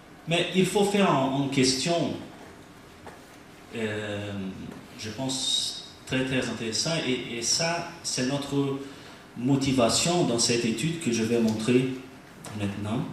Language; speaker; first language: French; non-native, learner; Portuguese